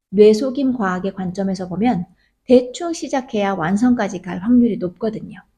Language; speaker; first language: Korean; native; Korean